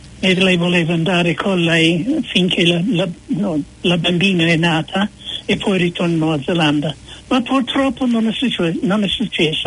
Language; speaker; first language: Italian; non-native, fluent; English